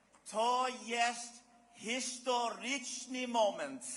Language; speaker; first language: Polish; early bilingual, heritage; English